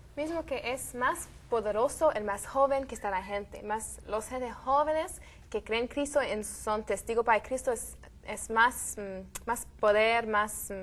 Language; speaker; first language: Spanish; non-native, learner; French